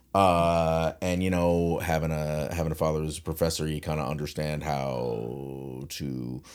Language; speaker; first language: English; native; English